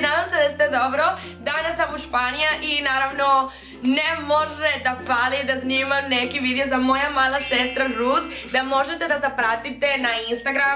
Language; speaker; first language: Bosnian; non-native, learner; Spanish